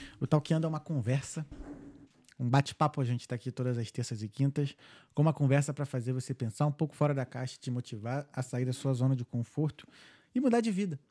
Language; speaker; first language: Portuguese; native; Portuguese